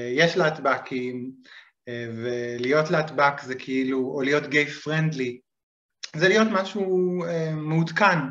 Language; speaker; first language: Hebrew; native; Hebrew